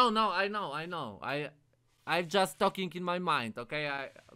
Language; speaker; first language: English; non-native, learner; Polish